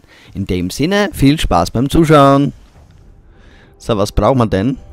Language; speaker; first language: German; native; German